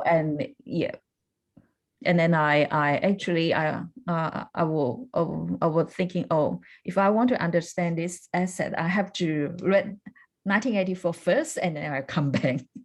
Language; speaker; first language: English; non-native, learner; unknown